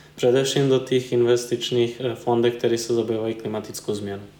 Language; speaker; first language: Czech; non-native, fluent; Serbian